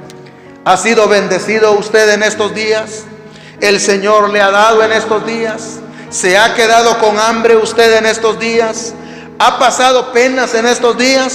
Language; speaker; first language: Spanish; native; Spanish